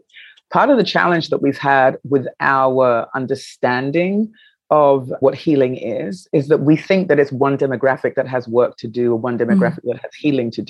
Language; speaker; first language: English; native; English